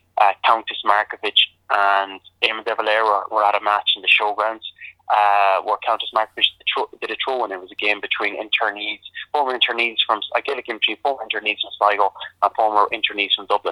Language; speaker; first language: English; native; English